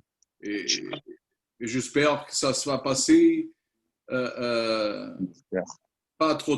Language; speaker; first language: French; non-native, learner; Spanish